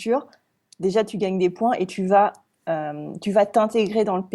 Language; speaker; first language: French; native; French